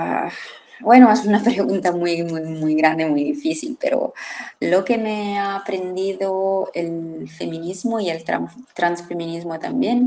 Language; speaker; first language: Spanish; non-native, fluent; Italian